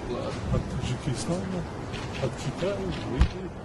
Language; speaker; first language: Russian; non-native, local second language; Tajik